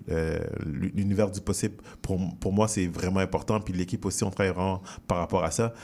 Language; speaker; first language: French; native; French